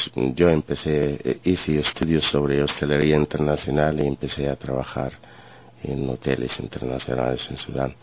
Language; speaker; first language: Spanish; non-native, fluent; Arabic